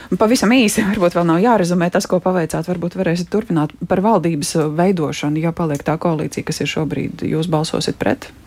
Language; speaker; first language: Latvian; native; Latvian